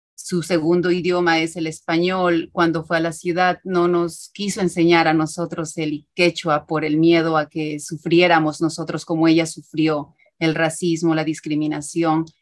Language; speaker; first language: Spanish; native; Spanish